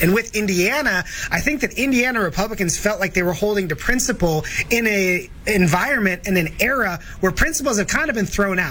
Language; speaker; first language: English; native; English